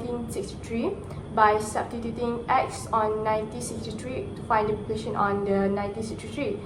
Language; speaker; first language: English; non-native, local second language; Malay